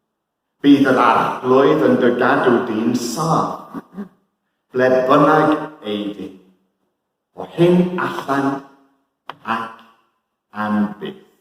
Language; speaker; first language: Welsh; non-native, fluent; English